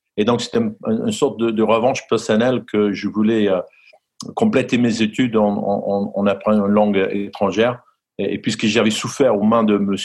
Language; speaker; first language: French; non-native, fluent; English